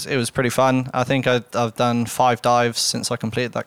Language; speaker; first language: English; native; English